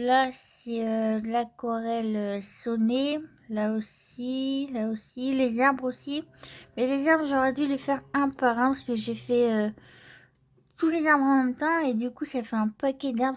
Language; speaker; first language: French; native; French